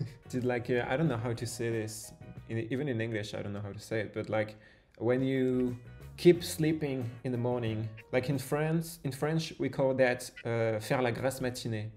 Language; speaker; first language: English; non-native, fluent; French